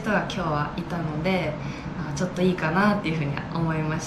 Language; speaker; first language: Japanese; native; Japanese